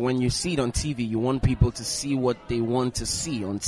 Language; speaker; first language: English; non-native, local second language; Igbo